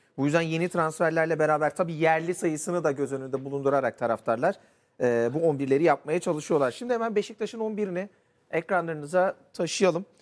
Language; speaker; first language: Turkish; native; Turkish